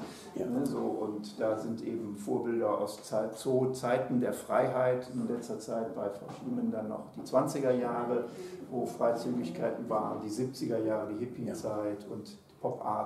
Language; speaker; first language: German; native; German